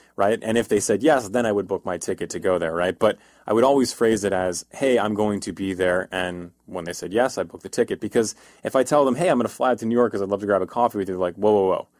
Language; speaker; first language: English; native; English